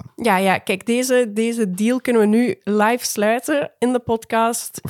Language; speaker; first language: Dutch; non-native, fluent; Polish